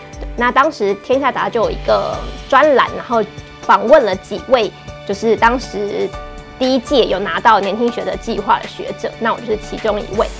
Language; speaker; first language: Chinese; native; Chinese